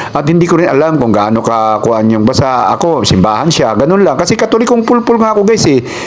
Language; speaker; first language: Filipino; non-native, local second language; Cebuano